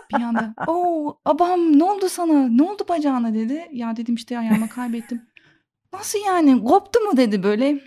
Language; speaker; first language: Turkish; native; Turkish